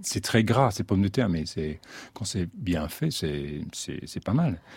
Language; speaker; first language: French; non-native, fluent; English